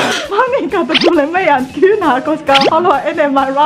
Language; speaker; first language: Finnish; non-native, learner; Chinese